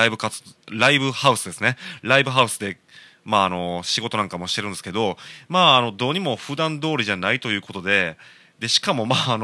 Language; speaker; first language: Japanese; native; Japanese